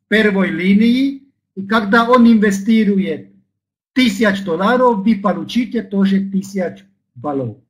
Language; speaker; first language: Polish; non-native, learner; Slovak